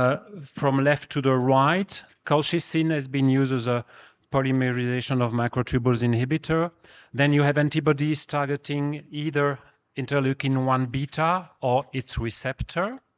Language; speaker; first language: English; non-native, fluent; French